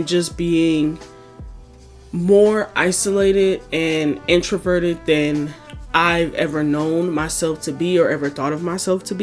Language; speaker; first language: English; native; English